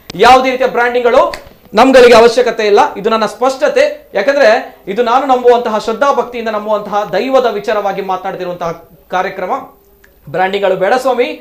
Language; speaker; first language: Kannada; non-native, local second language; Tulu